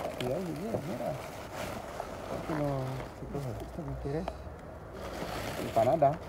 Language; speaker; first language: Spanish; non-native, learner; Filipino